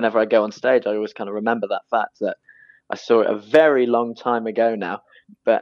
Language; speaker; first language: English; native; English